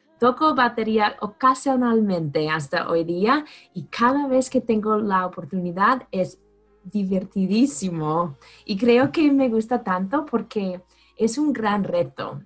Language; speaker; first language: Spanish; non-native, fluent; English